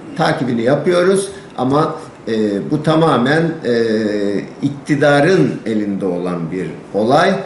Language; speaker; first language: Turkish; native; Turkish